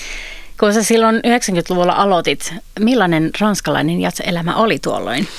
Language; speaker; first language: Finnish; native; Finnish